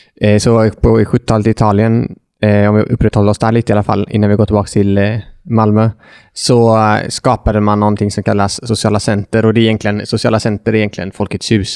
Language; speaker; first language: Swedish; native; Swedish